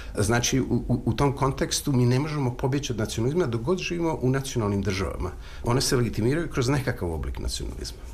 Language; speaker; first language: Serbian; native; Serbian